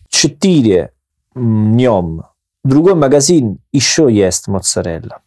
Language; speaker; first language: Russian; non-native, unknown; Italian